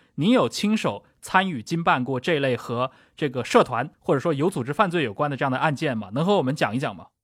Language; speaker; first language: Chinese; native; Chinese